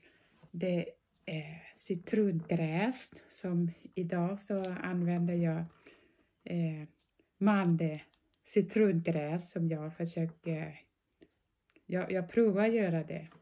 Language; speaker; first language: Swedish; non-native, fluent; Thai